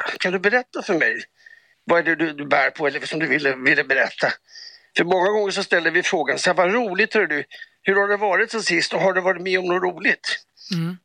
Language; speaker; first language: Swedish; native; Swedish